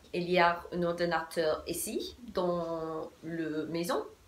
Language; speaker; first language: French; non-native, learner; English